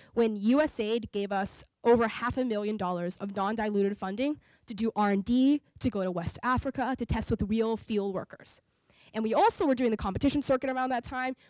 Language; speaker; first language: English; native; English